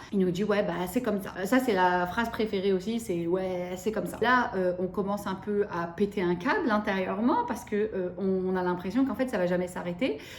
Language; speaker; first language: French; early bilingual, other home language; Arabic